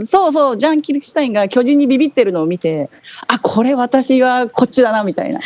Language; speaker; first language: Japanese; native; Japanese